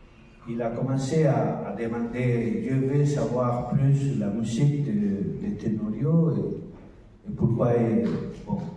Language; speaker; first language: French; non-native, learner; Spanish